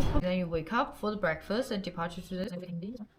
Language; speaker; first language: English; non-native, learner; Korean